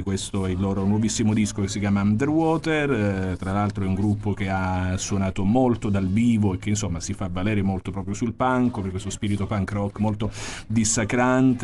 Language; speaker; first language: Italian; native; Italian